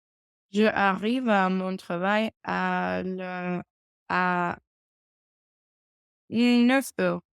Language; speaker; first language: French; non-native, learner; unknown